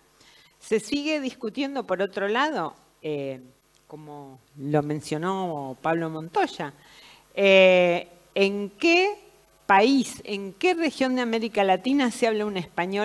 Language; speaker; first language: Spanish; native; Spanish